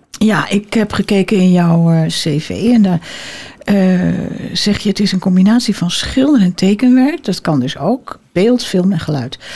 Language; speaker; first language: Dutch; native; Dutch